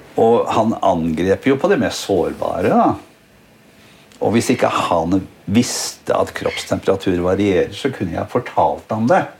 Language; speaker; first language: Norwegian; native; Norwegian